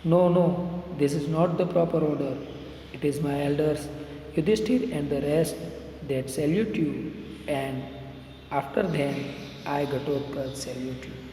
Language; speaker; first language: English; non-native, local second language; Hindi